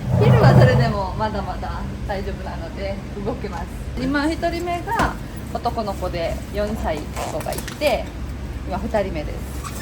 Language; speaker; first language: Japanese; non-native, fluent; Korean